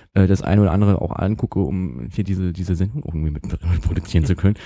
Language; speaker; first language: German; native; German